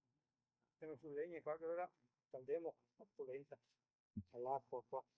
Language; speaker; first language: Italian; early bilingual, heritage; Venetian